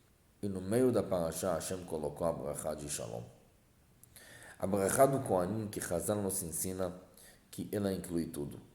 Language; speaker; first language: Portuguese; non-native, fluent; Hebrew